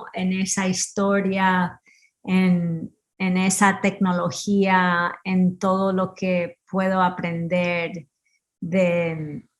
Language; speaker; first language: Spanish; early bilingual, heritage; Spanish